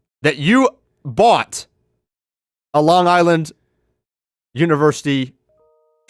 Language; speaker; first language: English; native; English